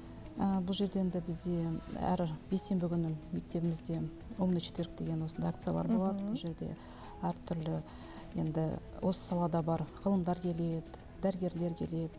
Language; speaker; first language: Kazakh; native; Kazakh